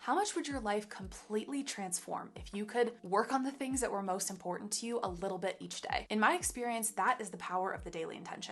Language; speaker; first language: English; native; English